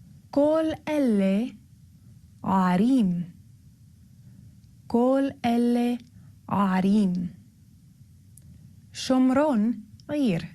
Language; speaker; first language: Hebrew; non-native, learner; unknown